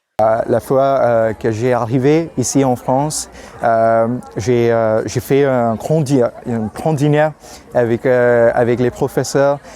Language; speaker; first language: French; non-native, learner; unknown